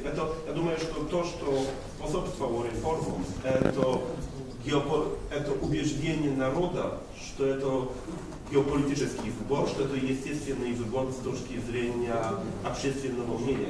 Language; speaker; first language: Russian; non-native, fluent; Polish